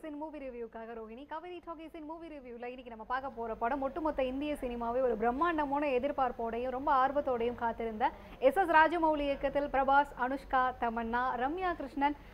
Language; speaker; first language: Tamil; native; Tamil